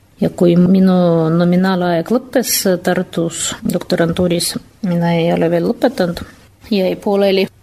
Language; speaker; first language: Estonian; non-native, fluent; Russian